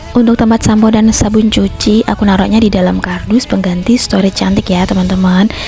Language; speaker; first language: Indonesian; non-native, local second language; Javanese